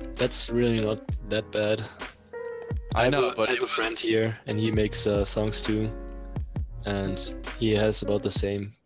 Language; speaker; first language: English; non-native, fluent; German